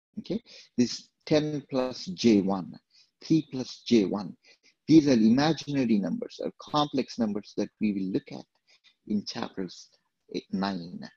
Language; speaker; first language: English; non-native, local second language; Telugu